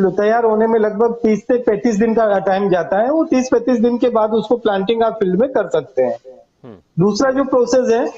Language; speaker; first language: Hindi; non-native, local second language; Gujarati